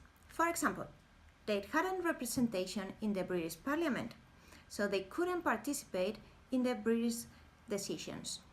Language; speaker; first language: English; non-native, fluent; Spanish